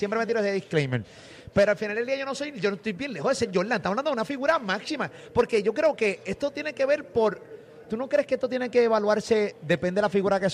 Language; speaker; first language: Spanish; native; Spanish